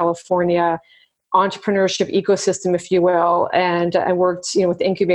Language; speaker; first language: English; native; English